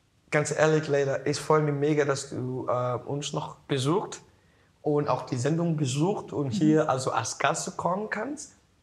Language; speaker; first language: German; non-native, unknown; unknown